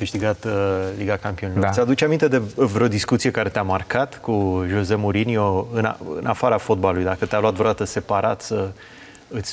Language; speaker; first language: Romanian; native; Romanian